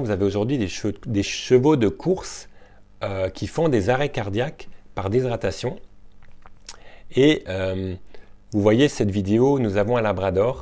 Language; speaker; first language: French; native; French